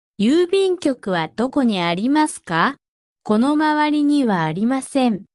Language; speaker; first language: Japanese; non-native, fluent; Korean